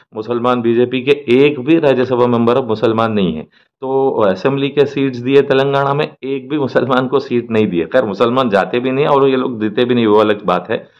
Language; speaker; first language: Hindi; non-native, local second language; Urdu